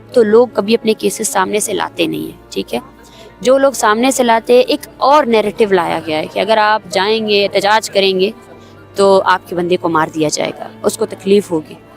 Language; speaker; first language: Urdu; non-native, local second language; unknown